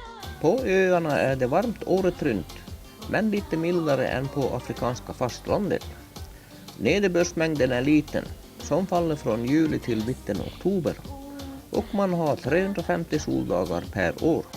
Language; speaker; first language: Swedish; native; Swedish